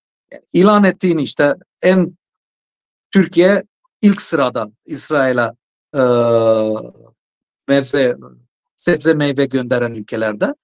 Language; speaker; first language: Turkish; non-native, fluent; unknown